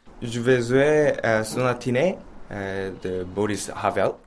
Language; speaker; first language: French; non-native, learner; Korean